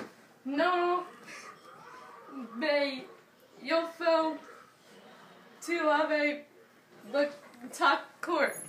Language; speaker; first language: French; non-native, learner; English